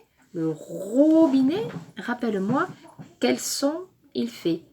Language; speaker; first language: French; native; French